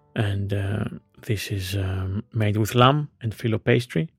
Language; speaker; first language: English; non-native, fluent; Greek